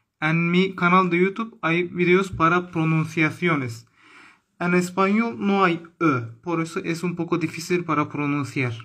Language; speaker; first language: Spanish; non-native, learner; Turkish